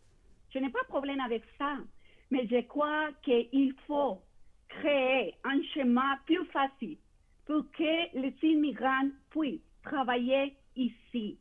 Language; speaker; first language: French; non-native, fluent; Spanish